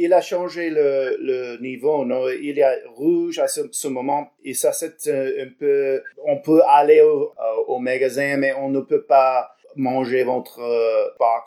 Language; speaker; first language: French; non-native, learner; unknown